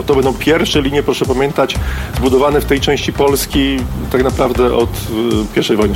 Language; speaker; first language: Polish; native; Polish